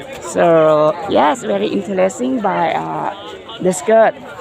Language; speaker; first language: English; non-native, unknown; Thai